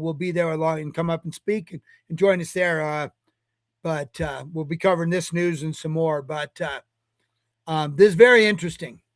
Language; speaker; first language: English; native; English